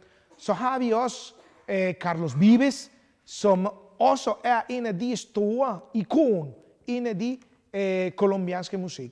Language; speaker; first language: Danish; non-native, fluent; Spanish